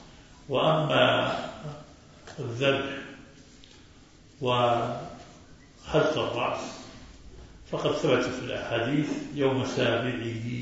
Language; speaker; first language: Arabic; native; Arabic